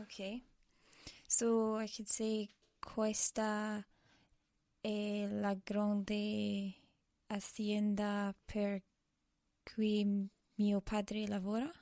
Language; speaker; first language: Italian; non-native, learner; English